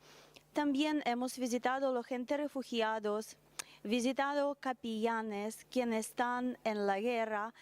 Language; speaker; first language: Spanish; non-native, learner; Russian